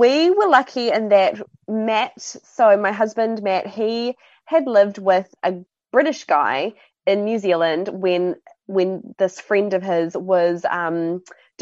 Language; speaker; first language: English; native; English